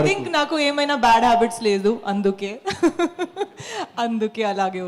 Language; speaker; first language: Telugu; non-native, fluent; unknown